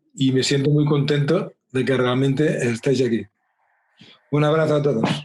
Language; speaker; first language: Spanish; non-native, local second language; Catalan